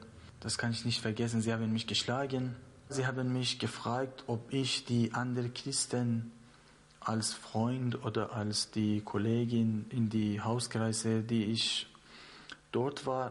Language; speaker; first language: German; non-native, learner; Persian